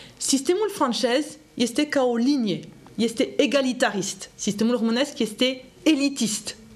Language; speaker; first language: Romanian; non-native, fluent; French